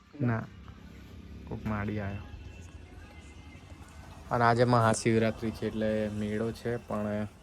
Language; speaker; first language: Gujarati; native; Gujarati